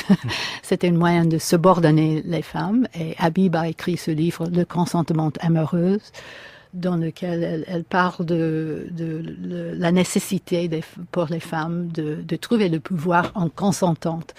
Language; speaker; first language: French; non-native, fluent; English